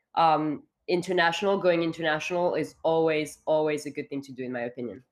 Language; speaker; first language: English; non-native, fluent; French